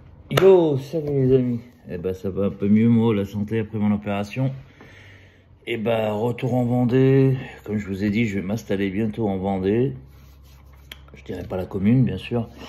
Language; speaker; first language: French; native; French